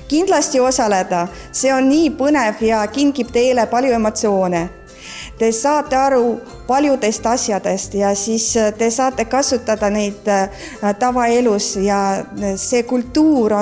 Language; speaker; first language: Estonian; non-native, local second language; Russian